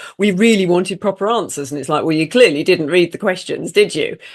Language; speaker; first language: English; native; English